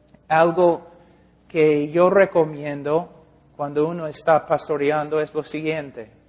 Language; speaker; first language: Spanish; non-native, fluent; English